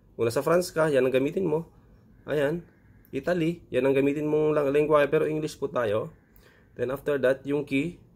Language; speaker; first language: Filipino; non-native, local second language; Iloko